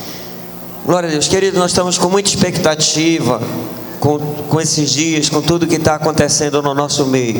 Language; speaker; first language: Portuguese; native; Portuguese